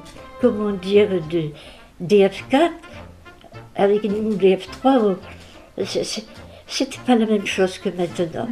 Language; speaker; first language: French; native; French